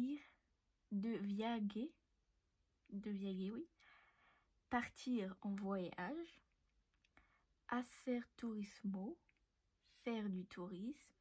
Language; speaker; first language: French; native; French